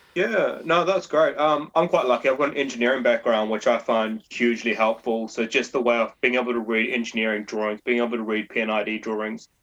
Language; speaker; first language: English; native; English